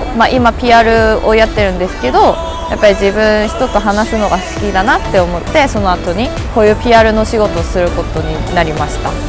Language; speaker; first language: Japanese; non-native, fluent; Korean